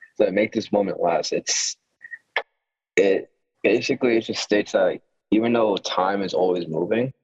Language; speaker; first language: English; native; English